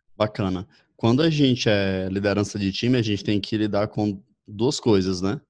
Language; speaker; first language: Portuguese; native; Portuguese